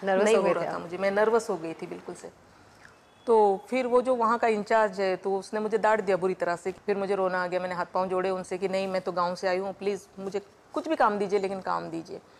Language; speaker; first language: Hindi; non-native, local second language; Marathi